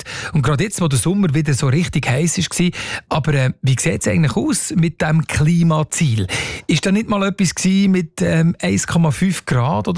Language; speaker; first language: German; native; German